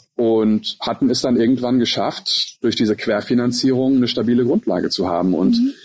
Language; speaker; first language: German; native; German